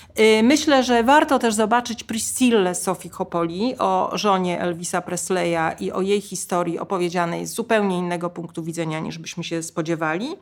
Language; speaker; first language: Polish; native; Polish